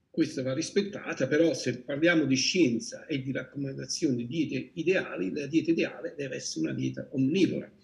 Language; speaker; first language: Italian; native; Italian